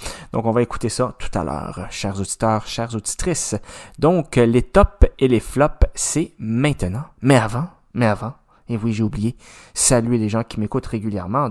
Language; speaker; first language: French; native; French